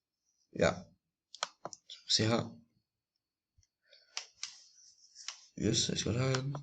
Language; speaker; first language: Danish; native; Danish